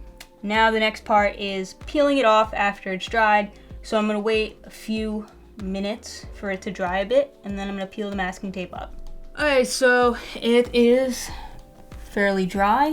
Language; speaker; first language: English; native; English